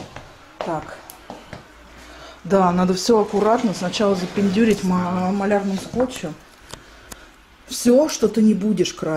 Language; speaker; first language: Russian; native; Russian